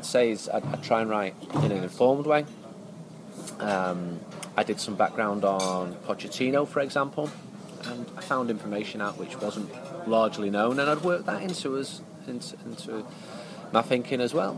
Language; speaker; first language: English; native; English